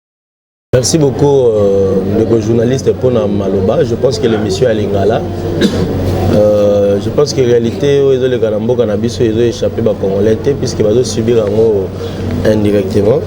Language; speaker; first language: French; non-native, local second language; Lingala